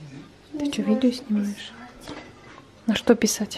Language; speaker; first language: Russian; native; Russian